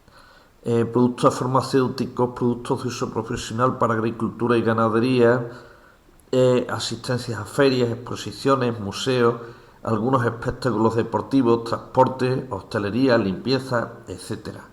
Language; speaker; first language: Spanish; native; Spanish